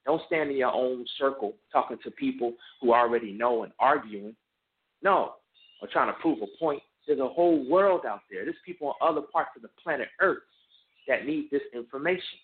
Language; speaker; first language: English; native; English